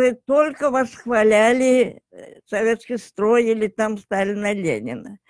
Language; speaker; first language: Russian; non-native, local second language; Tajik